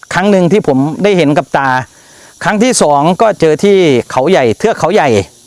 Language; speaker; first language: Thai; native; Thai